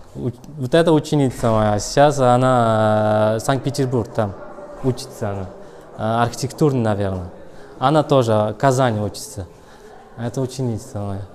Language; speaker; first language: Russian; non-native, learner; Uzbek